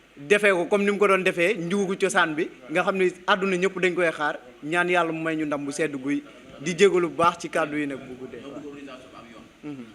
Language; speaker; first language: Wolof; native; Wolof